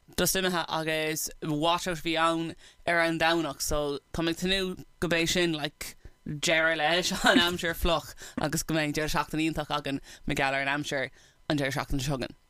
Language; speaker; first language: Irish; non-native, local second language; English